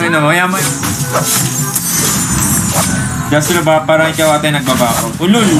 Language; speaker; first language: Filipino; native; Filipino